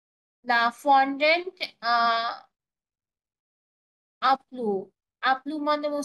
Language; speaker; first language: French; non-native, learner; Bangla